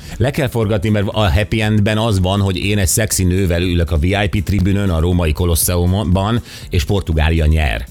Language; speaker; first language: Hungarian; native; Hungarian